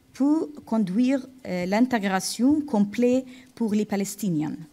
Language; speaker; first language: French; non-native, fluent; Arabic